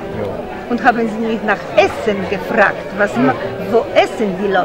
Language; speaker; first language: German; non-native, learner; Polish